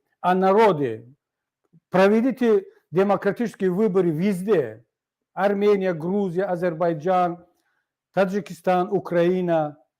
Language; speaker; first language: Russian; non-native, local second language; Tajik